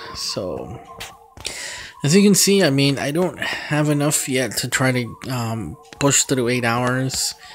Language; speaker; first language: English; native; English